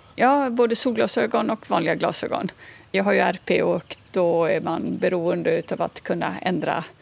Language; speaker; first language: Swedish; native; Swedish